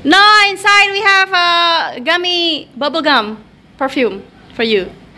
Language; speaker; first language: English; non-native, fluent; Javanese